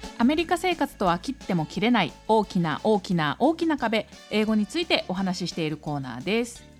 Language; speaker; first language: Japanese; native; Japanese